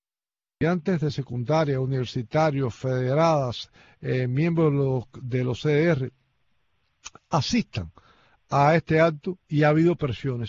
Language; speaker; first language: Spanish; native; Spanish